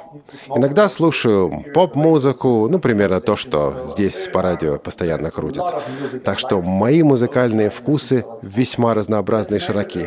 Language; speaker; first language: Russian; non-native, fluent; German